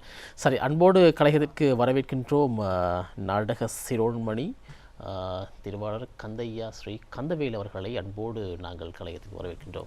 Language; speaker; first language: Tamil; native; Tamil